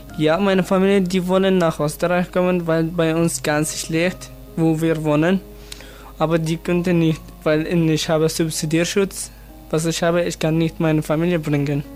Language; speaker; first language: German; non-native, learner; Arabic